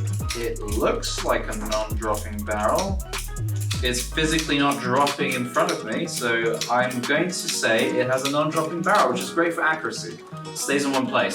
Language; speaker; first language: English; native; English